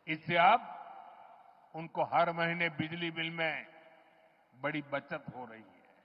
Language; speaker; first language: Hindi; non-native, local second language; Gujarati